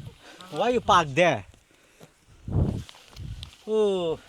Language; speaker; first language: English; non-native, learner; Nepali